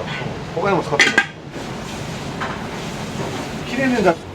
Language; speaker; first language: Japanese; native; Japanese